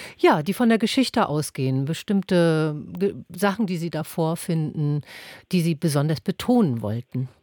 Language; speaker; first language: German; native; German